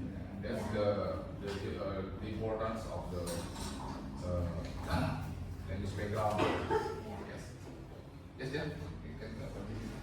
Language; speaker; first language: English; non-native, fluent; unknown